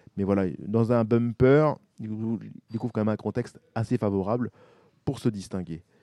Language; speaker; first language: French; native; French